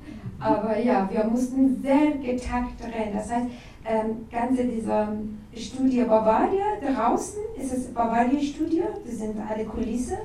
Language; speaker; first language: German; non-native, learner; Persian